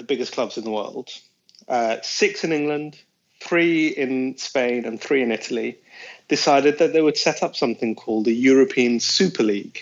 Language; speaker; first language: English; native; English